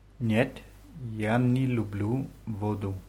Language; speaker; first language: Russian; non-native, learner; German